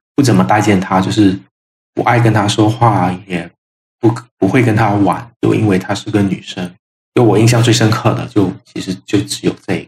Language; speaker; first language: Chinese; non-native, local second language; Min Nan Chinese